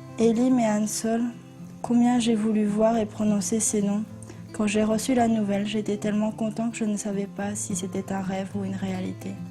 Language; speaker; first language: French; early bilingual, other home language; Korean